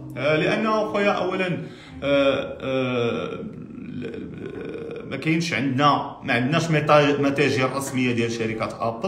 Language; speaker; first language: Arabic; native; Arabic